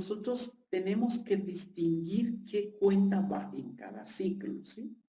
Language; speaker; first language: Spanish; native; Spanish